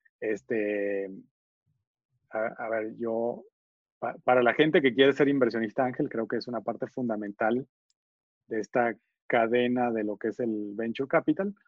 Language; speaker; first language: Spanish; native; Spanish